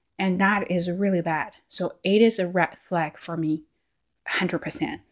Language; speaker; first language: English; non-native, fluent; Chinese